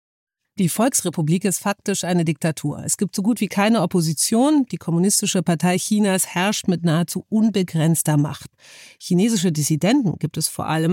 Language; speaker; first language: German; native; German